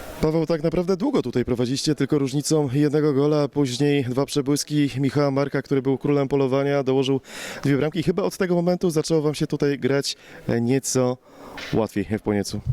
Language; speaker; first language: Polish; native; Polish